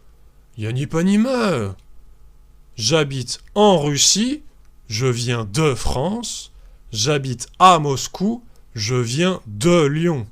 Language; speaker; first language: French; native; French